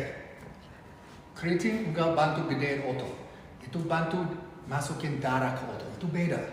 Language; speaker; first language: Indonesian; non-native, fluent; English